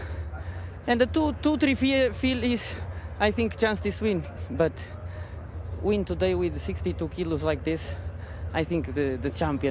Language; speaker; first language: English; non-native, learner; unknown